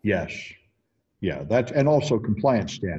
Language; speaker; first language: English; native; English